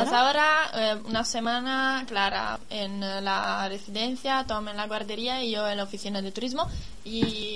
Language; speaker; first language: Spanish; non-native, learner; Italian